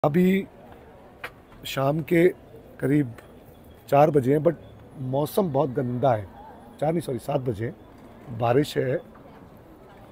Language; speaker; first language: Hindi; native; Hindi